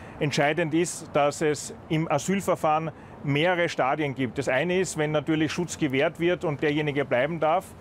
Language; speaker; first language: German; native; German